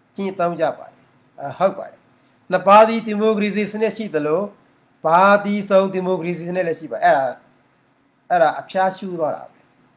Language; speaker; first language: Burmese; non-native, local second language; Mon